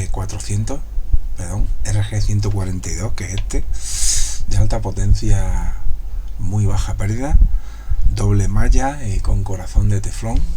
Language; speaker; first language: Spanish; native; Spanish